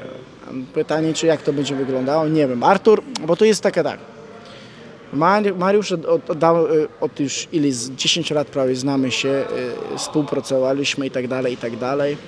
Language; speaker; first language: Polish; non-native, fluent; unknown